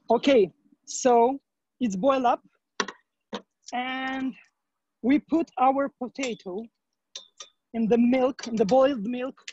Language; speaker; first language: English; non-native, learner; Ukrainian